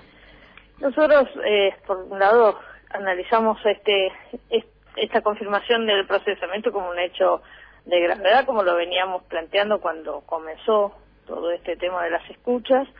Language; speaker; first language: Spanish; native; Spanish